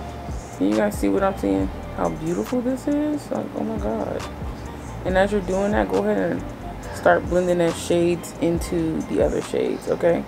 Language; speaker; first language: English; native; English